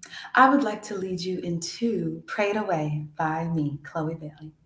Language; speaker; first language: English; native; English